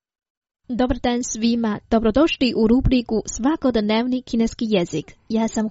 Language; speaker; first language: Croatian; non-native, fluent; Chinese